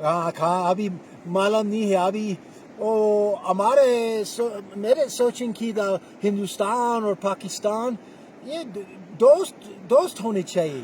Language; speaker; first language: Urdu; non-native, local second language; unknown